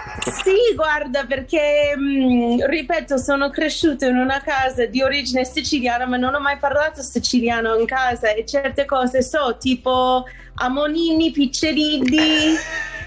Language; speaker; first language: Italian; non-native, fluent; English